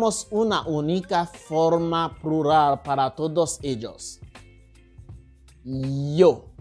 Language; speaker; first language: Spanish; non-native, local second language; Haitian Creole